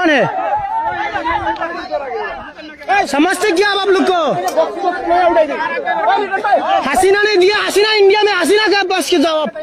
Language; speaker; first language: Hindi; non-native, learner; Bangla